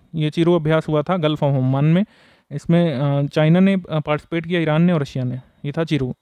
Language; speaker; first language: Hindi; native; Hindi